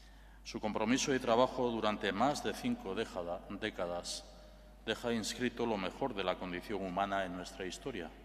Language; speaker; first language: Spanish; native; Spanish